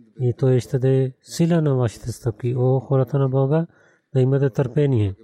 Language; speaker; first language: Bulgarian; non-native, learner; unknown